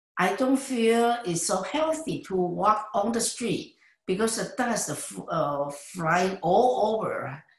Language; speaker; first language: English; non-native, learner; Chinese